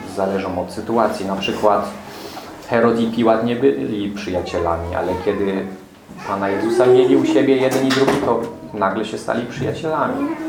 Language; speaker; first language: Polish; non-native, fluent; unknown